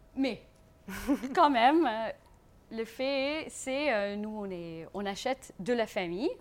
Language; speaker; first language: French; non-native, fluent; English